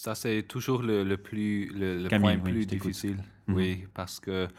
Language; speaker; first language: French; non-native, fluent; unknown